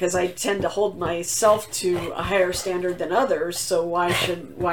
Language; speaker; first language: English; native; English